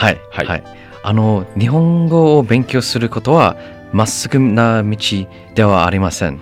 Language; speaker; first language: Japanese; non-native, learner; English